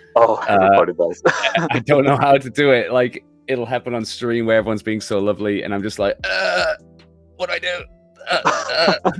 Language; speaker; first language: English; native; English